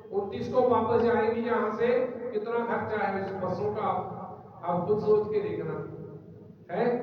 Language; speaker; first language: Hindi; non-native, local second language; Punjabi